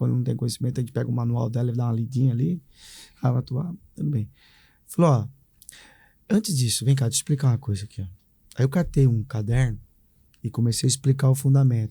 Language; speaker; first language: Portuguese; native; Portuguese